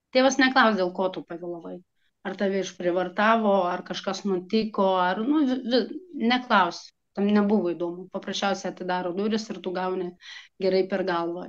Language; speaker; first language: Lithuanian; non-native, local second language; Russian